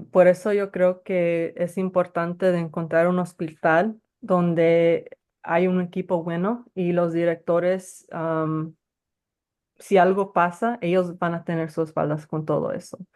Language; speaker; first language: Spanish; early bilingual, heritage; Spanish